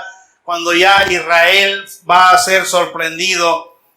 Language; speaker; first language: Spanish; native; Spanish